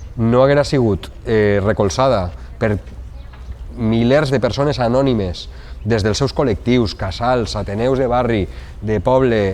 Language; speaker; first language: Catalan; native; Catalan